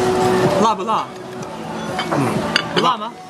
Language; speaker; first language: Chinese; non-native, fluent; English